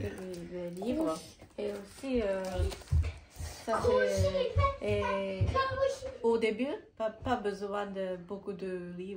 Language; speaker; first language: French; non-native, learner; Japanese